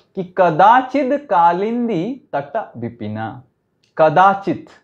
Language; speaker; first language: Hindi; non-native, local second language; Odia